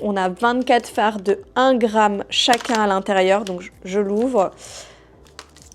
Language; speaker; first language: French; native; French